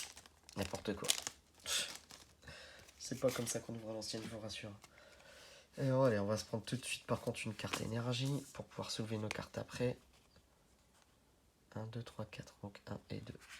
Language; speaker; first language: French; native; French